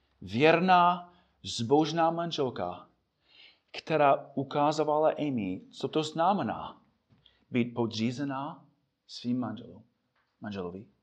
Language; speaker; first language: Czech; non-native, fluent; English